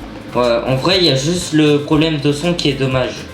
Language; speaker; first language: French; native; French